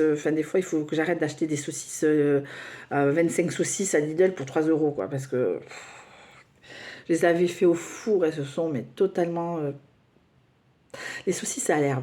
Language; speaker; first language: French; native; French